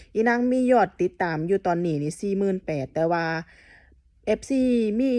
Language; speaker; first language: Thai; native; Thai